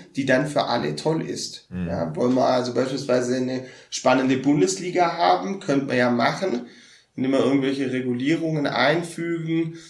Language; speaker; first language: German; native; German